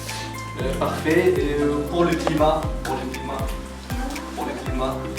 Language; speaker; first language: French; non-native, local second language; Arabic